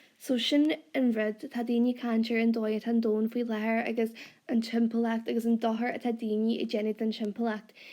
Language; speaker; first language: Irish; non-native, local second language; English